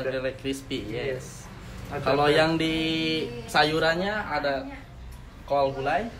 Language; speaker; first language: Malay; non-native, local second language; Minangkabau